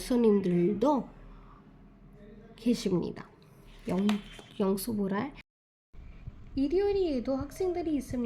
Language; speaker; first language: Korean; non-native, fluent; Hindi